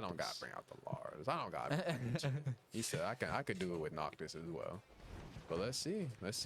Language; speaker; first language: English; native; English